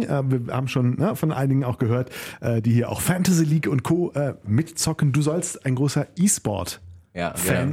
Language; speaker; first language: German; native; German